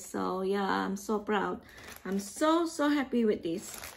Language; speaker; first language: English; non-native, fluent; Indonesian